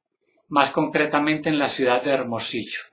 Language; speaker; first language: Spanish; native; Spanish